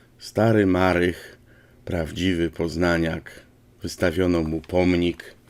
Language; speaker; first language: Polish; native; Polish